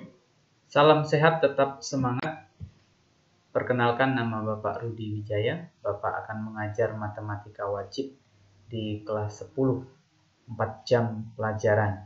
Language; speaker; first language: Indonesian; native; Indonesian